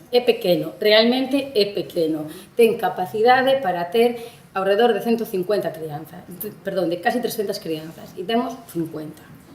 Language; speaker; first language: Galician; non-native, local second language; Spanish